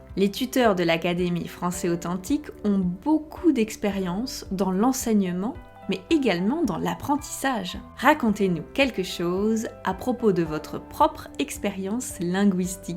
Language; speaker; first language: French; native; French